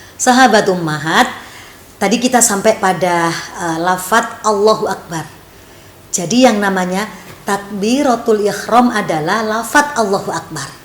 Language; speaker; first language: Indonesian; non-native, local second language; Javanese